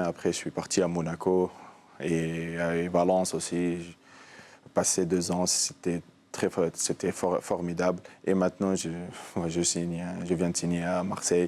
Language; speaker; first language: French; non-native, local second language; Arabic